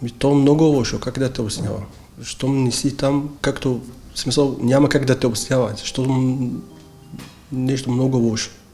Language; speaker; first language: Bulgarian; non-native, learner; Arabic